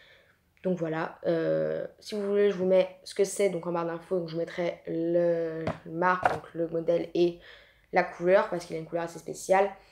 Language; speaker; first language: French; native; French